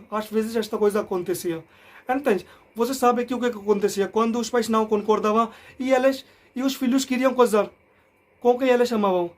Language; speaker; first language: Portuguese; non-native, learner; Hindi